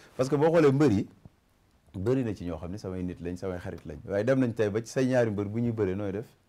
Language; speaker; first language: Wolof; native; Wolof